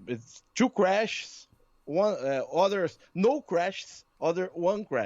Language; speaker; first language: English; non-native, learner; Portuguese